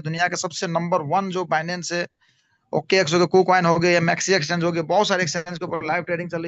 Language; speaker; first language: Hindi; native; Hindi